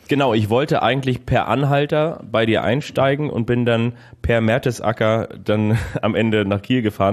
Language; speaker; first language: German; native; German